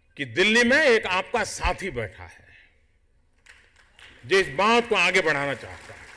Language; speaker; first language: Hindi; non-native, local second language; Gujarati